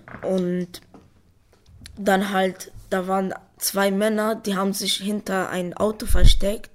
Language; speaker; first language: German; early bilingual, other home language; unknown